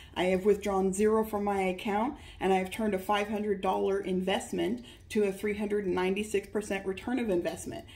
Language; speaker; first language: English; native; English